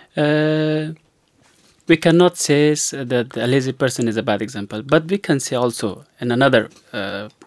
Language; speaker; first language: English; non-native, learner; Persian